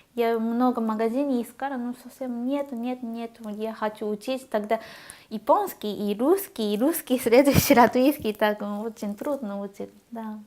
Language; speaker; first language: Russian; non-native, learner; Japanese